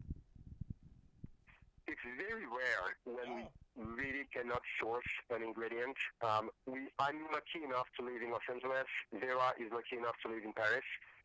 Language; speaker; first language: English; non-native, fluent; French